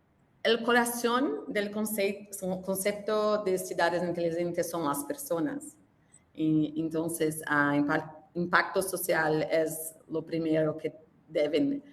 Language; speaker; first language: Spanish; non-native, learner; Portuguese